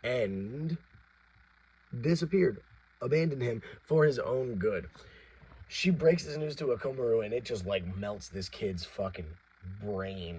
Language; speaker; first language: English; native; English